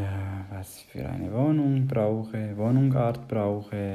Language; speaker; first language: German; non-native, learner; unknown